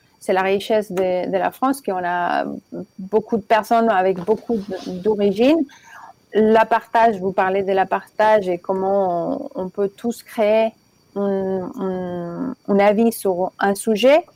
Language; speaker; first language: French; non-native, fluent; Spanish